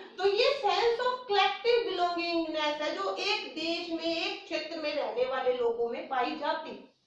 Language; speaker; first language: Hindi; native; Hindi